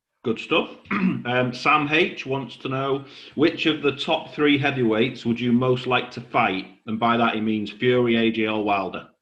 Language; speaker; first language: English; native; English